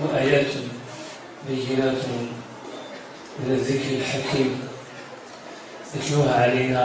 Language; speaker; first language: Arabic; native; Arabic